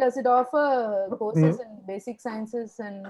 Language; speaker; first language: English; non-native, local second language; Tamil